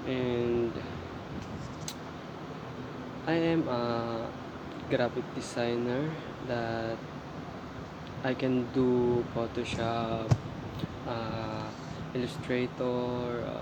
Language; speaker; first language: English; non-native, learner; Filipino